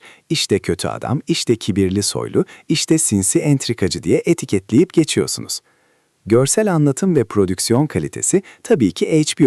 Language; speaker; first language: Turkish; native; Turkish